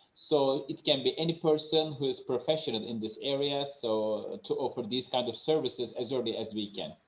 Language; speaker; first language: English; non-native, fluent; Turkish